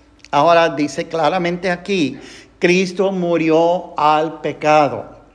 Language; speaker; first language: Spanish; non-native, fluent; English